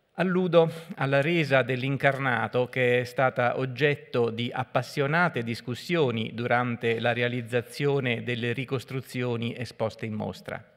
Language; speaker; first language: Italian; native; Italian